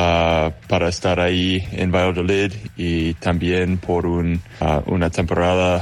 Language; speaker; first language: Spanish; non-native, fluent; English